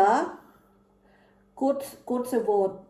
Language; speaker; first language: German; non-native, fluent; Filipino